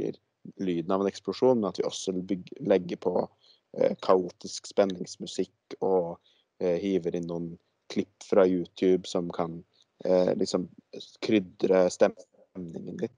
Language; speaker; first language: Norwegian; native; Norwegian